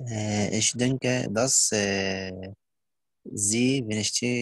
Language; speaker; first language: German; non-native, learner; Arabic